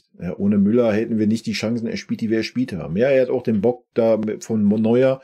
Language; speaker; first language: German; native; German